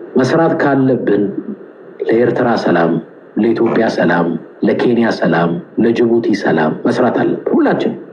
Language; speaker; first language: Amharic; native; Amharic